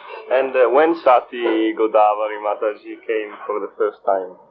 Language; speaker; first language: English; non-native, fluent; Italian